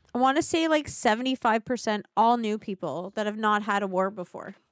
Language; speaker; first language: English; native; English